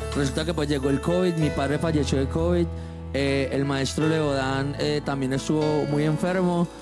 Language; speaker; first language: Spanish; native; Spanish